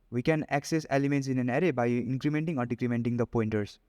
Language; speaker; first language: English; non-native, local second language; Nepali